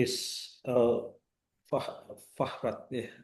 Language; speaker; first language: German; non-native, learner; Indonesian